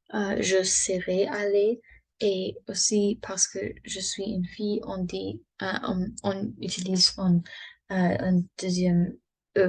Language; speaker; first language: French; non-native, learner; English